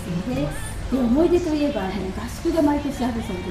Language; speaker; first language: Japanese; native; Japanese